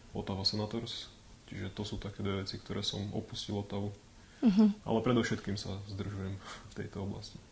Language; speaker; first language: Slovak; native; Slovak